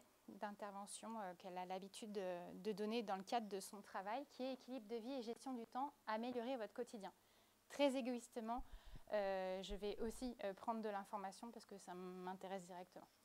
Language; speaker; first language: French; native; French